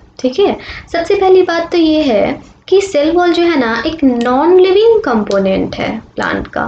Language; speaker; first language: Hindi; native; Hindi